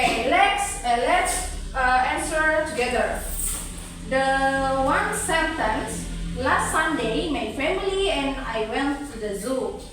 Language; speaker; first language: English; non-native, learner; Indonesian